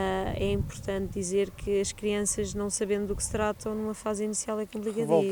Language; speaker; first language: Portuguese; native; Portuguese